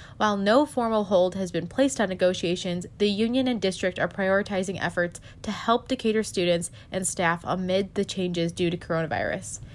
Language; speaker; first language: English; native; English